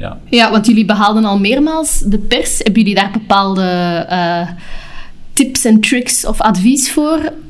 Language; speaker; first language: Dutch; native; Dutch